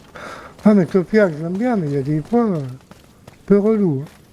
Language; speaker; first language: French; native; French